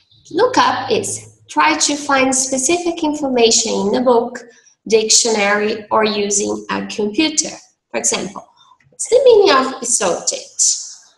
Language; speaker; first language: English; non-native, fluent; Portuguese